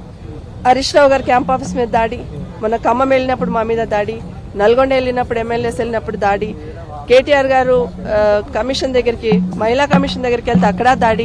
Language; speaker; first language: Telugu; native; Telugu